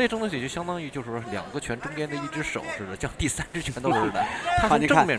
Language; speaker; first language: Chinese; native; Chinese